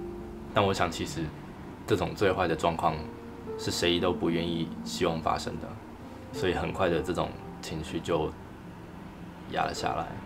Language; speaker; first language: Chinese; native; Chinese